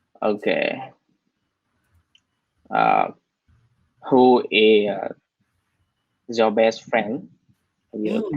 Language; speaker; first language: English; non-native, learner; Vietnamese